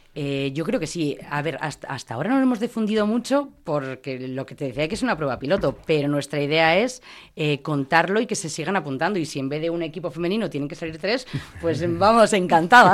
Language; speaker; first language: Spanish; native; Spanish